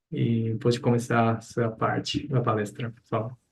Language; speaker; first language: Portuguese; non-native, fluent; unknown